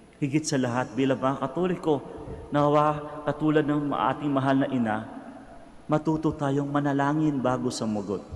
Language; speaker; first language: Filipino; non-native, local second language; Cebuano